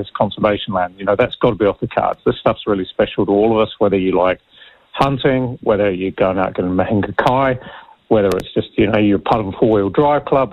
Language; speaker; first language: English; native; English